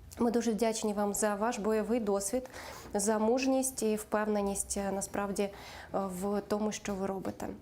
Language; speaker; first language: Ukrainian; native; Ukrainian